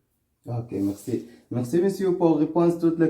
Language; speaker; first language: French; non-native, learner; Arabic